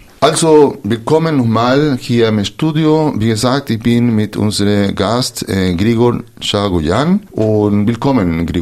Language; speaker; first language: German; non-native, fluent; Spanish